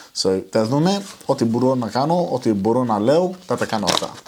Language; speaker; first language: Greek; early bilingual, other home language; English